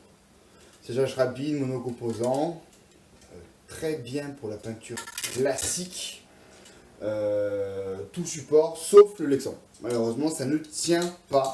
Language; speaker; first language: French; native; French